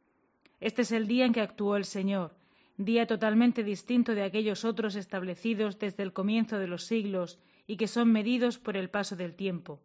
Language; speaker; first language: Spanish; native; Spanish